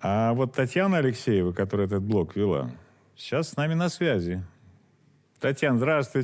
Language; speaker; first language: Russian; native; Russian